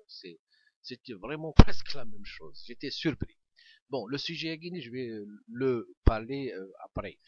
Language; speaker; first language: French; non-native, local second language; Kabyle